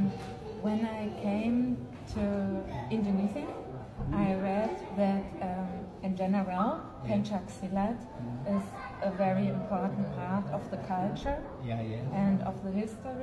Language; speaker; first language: English; non-native, fluent; German